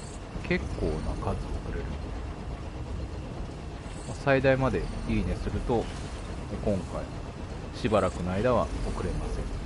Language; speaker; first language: Japanese; native; Japanese